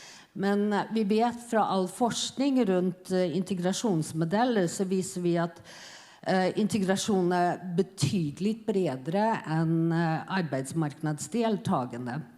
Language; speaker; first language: Swedish; non-native, fluent; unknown